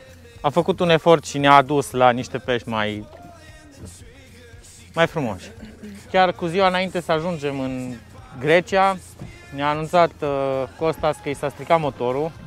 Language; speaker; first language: Romanian; native; Romanian